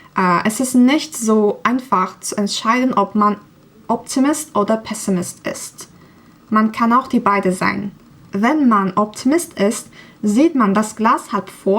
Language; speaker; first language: German; non-native, learner; Turkish